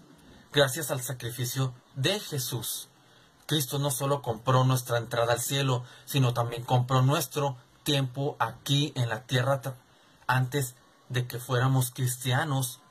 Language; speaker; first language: Spanish; native; Spanish